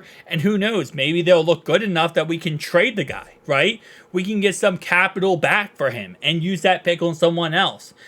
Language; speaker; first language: English; native; English